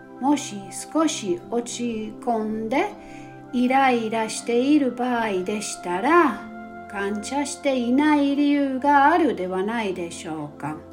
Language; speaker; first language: Japanese; non-native, fluent; German